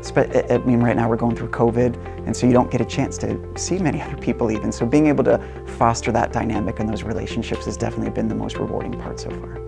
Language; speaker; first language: English; native; English